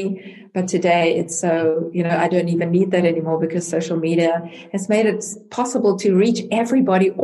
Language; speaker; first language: English; non-native, local second language; Afrikaans